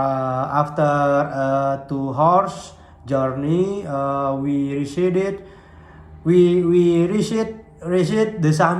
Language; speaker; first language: English; non-native, learner; Indonesian